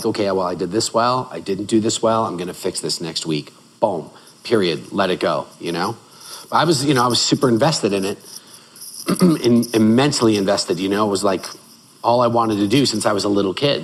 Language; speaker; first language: English; native; English